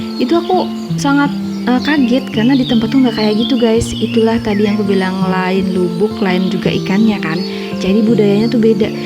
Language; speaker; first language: Indonesian; native; Indonesian